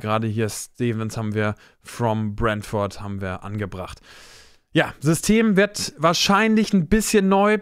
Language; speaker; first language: German; native; German